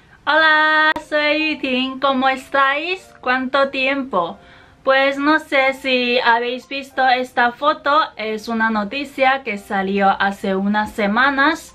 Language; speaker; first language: Spanish; non-native, fluent; Chinese